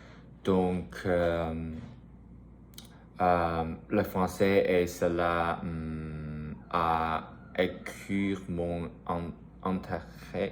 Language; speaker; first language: French; non-native, learner; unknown